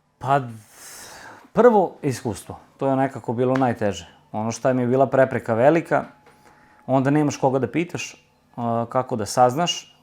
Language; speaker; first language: Serbian; native; Serbian